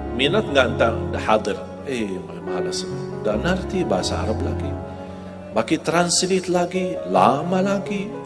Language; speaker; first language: Indonesian; non-native, fluent; Arabic